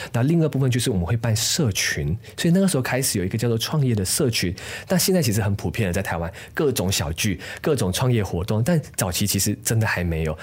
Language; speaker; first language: Chinese; native; Chinese